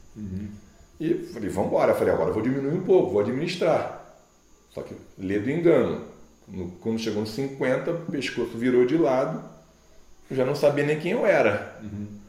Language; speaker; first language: Portuguese; native; Portuguese